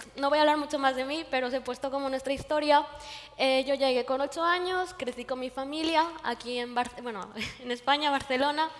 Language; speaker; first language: Spanish; native; Spanish